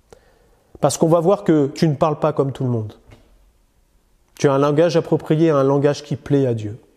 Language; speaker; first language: French; native; French